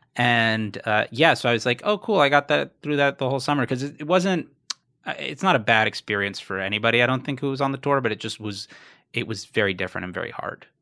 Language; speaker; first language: English; native; English